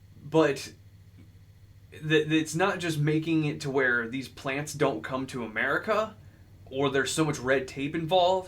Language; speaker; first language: English; native; English